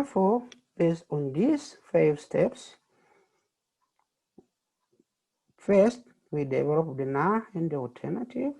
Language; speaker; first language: English; non-native, fluent; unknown